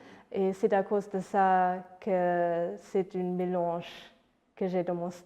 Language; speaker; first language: French; non-native, fluent; Luxembourgish